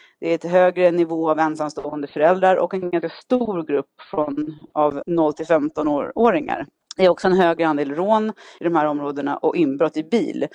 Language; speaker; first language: Swedish; native; Swedish